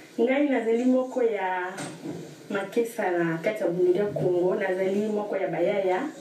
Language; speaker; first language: Lingala; non-native, local second language; Kongo